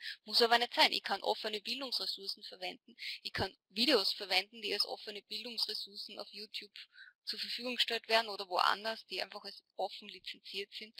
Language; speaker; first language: German; native; German